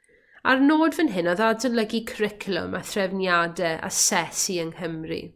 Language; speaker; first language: Welsh; native; Welsh